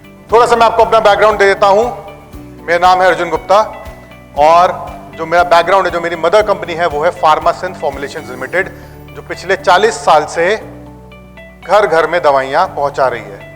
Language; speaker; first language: Hindi; native; Hindi